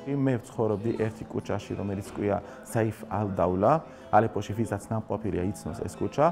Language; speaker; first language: Georgian; non-native, learner; Arabic